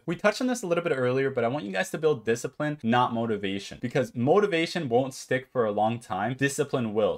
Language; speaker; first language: English; native; English